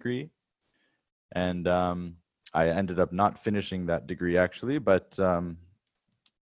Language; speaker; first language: English; native; English